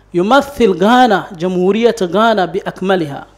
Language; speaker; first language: Arabic; non-native, fluent; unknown